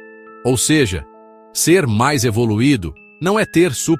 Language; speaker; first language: Portuguese; native; Portuguese